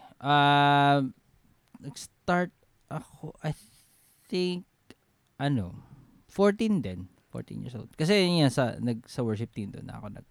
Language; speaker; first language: Filipino; native; Filipino